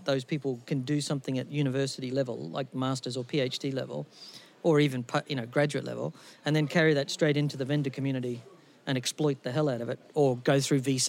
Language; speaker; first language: English; native; English